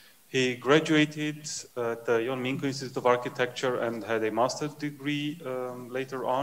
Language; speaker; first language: English; non-native, fluent; Romanian